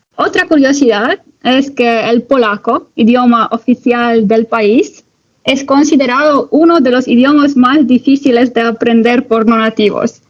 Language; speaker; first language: Spanish; non-native, learner; Polish